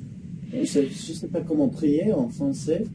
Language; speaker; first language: French; non-native, learner; English